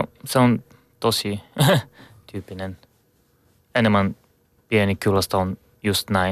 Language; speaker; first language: Finnish; non-native, learner; Bulgarian